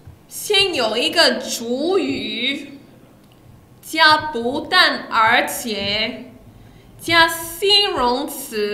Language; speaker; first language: Chinese; non-native, fluent; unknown